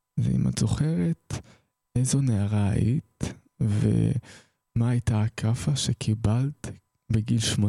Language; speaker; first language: Hebrew; native; Hebrew